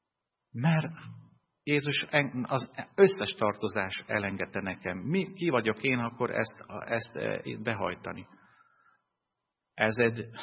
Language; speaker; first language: Hungarian; non-native, fluent; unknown